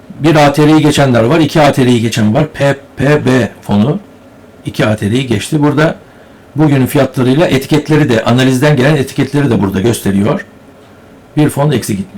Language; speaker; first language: Turkish; native; Turkish